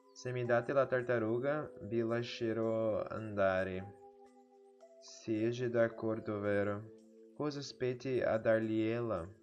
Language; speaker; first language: Italian; non-native, learner; Portuguese